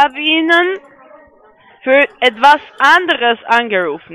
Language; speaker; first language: German; non-native, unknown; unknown